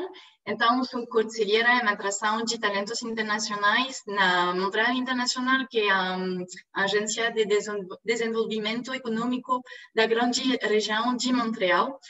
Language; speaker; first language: Portuguese; non-native, fluent; French